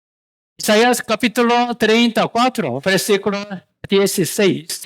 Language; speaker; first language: Spanish; non-native, learner; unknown